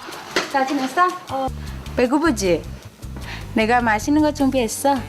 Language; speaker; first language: Korean; non-native, fluent; Indonesian